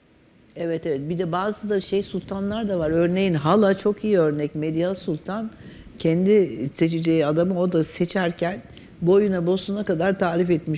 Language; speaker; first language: Turkish; native; Turkish